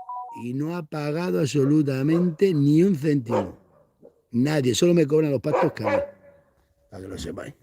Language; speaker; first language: Spanish; native; Spanish